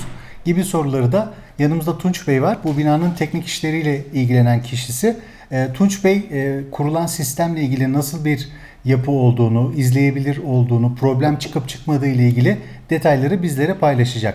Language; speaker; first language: Turkish; native; Turkish